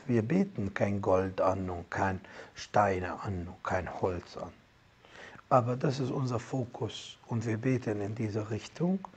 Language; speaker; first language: German; non-native, fluent; Arabic